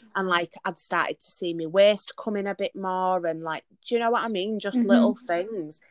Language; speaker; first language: English; native; English